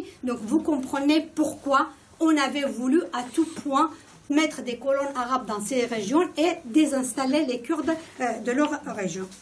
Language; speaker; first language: French; non-native, fluent; Kurdish